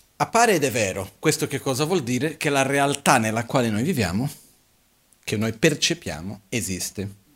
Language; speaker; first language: Italian; non-native, fluent; Portuguese